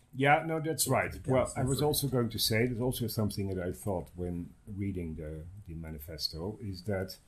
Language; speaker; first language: English; non-native, fluent; Dutch